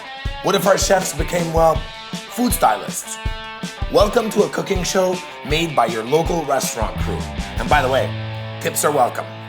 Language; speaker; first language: English; non-native, local second language; French